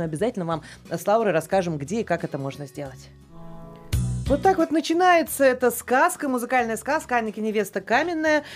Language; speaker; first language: Russian; native; Russian